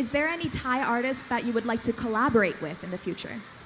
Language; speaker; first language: English; non-native, fluent; Thai